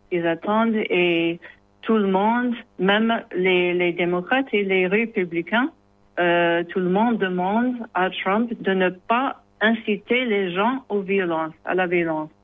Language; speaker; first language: French; non-native, learner; English